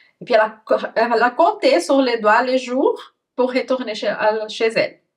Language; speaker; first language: French; non-native, fluent; Portuguese